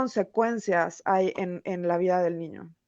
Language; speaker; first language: Spanish; native; Spanish